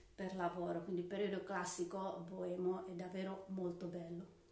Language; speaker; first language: Italian; non-native, fluent; Czech